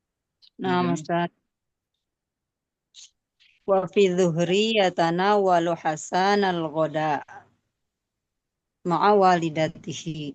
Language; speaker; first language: Arabic; non-native, learner; Indonesian